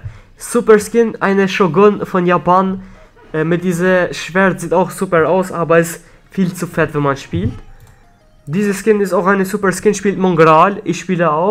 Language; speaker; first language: German; non-native, learner; Albanian